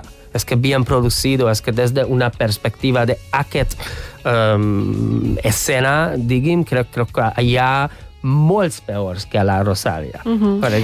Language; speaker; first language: Catalan; non-native, fluent; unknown